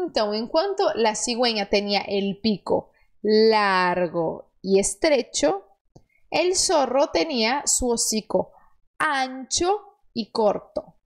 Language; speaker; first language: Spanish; non-native, fluent; Portuguese